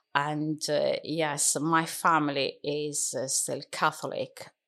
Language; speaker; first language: English; non-native, fluent; Italian